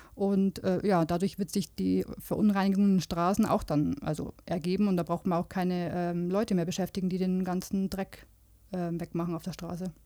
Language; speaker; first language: German; native; German